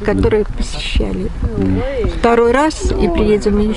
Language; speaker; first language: Russian; native; Russian